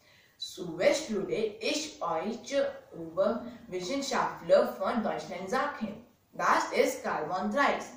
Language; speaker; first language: German; non-native, learner; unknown